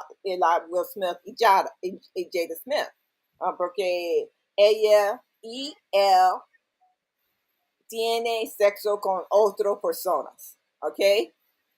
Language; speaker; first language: Spanish; non-native, learner; English